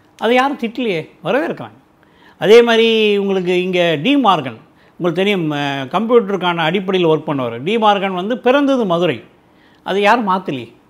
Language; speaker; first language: Tamil; native; Tamil